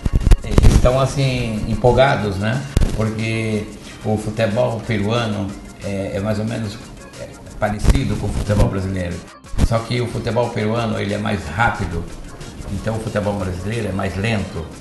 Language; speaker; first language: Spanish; non-native, learner; Portuguese